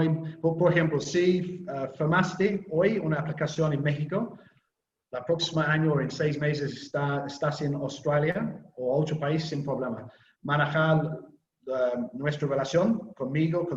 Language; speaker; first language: Spanish; non-native, learner; English